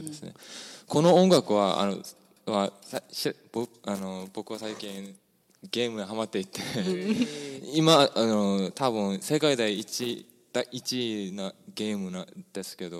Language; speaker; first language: Japanese; non-native, fluent; Korean